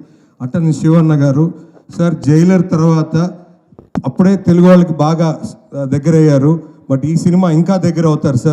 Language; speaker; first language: Telugu; native; Telugu